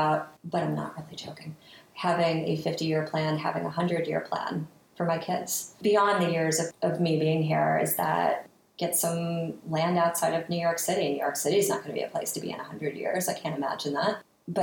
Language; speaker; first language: English; native; English